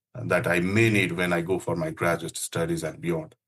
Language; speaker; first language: English; non-native, local second language; Nepali